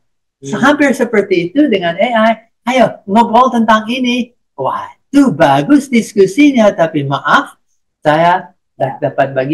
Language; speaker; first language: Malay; non-native, fluent; English